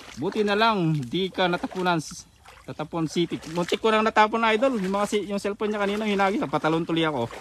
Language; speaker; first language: Filipino; non-native, local second language; Iloko